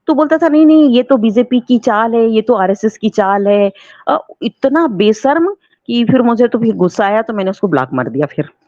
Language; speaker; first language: Hindi; native; Hindi